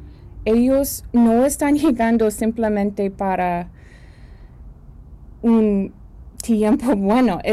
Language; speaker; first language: Spanish; early bilingual, heritage; Spanish